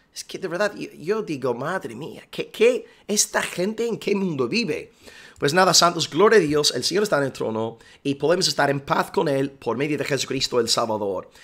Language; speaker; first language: Spanish; non-native, fluent; English